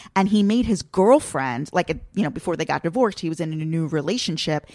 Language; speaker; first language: English; native; English